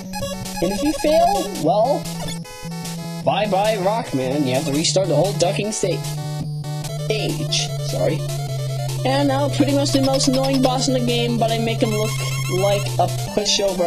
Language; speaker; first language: English; native; English